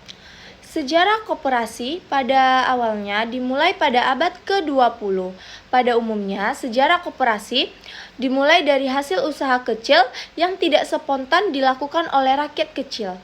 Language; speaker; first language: Indonesian; native; Indonesian